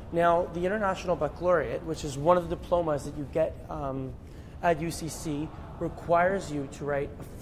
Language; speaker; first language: English; native; English